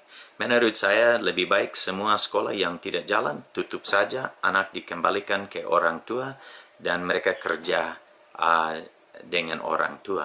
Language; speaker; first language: Indonesian; non-native, fluent; English